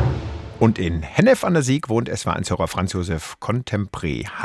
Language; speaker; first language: German; native; German